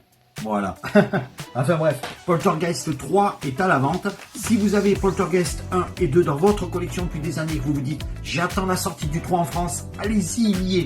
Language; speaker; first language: French; native; French